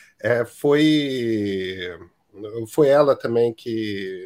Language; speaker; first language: Portuguese; native; Portuguese